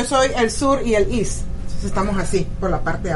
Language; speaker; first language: Spanish; native; Spanish